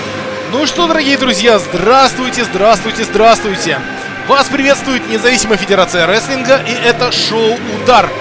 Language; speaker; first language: Russian; native; Russian